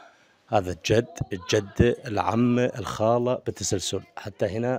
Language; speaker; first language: Arabic; native; Arabic